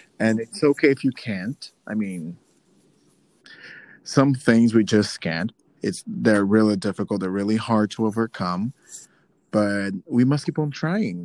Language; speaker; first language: English; non-native, fluent; Portuguese